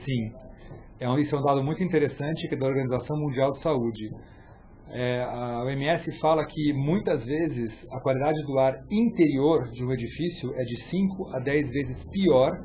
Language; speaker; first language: Portuguese; native; Portuguese